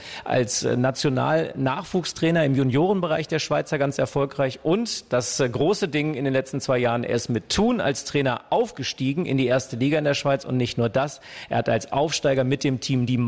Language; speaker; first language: German; native; German